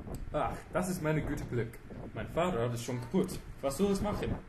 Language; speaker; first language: German; non-native, learner; English